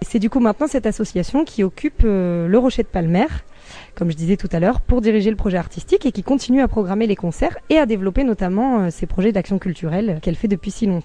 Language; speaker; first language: French; native; French